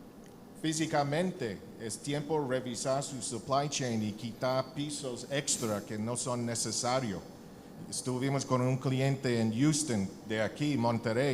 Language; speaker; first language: Spanish; non-native, learner; English